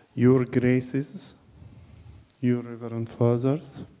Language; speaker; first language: English; non-native, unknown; Arabic